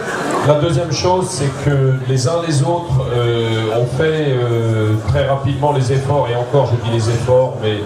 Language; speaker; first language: French; native; French